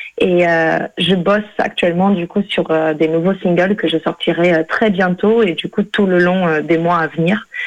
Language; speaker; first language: French; non-native, fluent; Portuguese